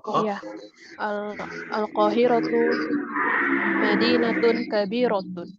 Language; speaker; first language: Arabic; non-native, learner; Indonesian